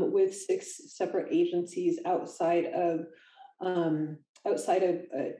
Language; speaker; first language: English; native; English